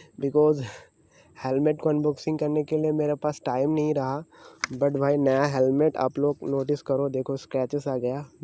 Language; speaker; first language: Hindi; non-native, local second language; Bangla